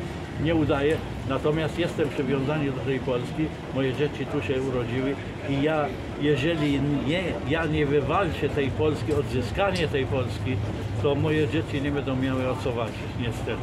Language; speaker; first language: Polish; non-native, fluent; Arabic